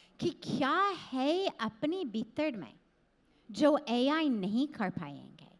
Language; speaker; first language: Hindi; non-native, fluent; English